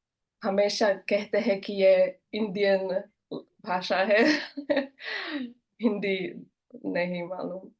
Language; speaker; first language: Hindi; non-native, learner; Slovak